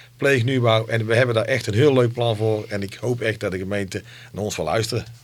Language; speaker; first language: Dutch; native; Dutch